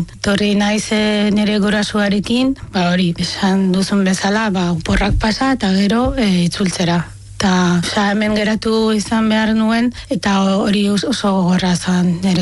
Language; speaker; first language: Basque; non-native, fluent; Arabic